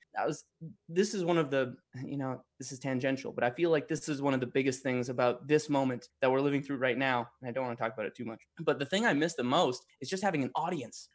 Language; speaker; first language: English; native; English